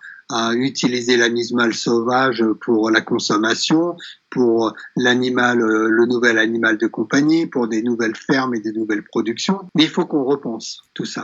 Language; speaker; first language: French; native; French